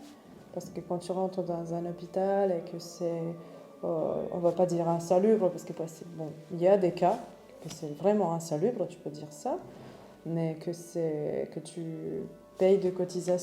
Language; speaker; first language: French; non-native, fluent; Romanian